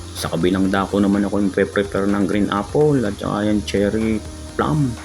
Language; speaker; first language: Filipino; native; Filipino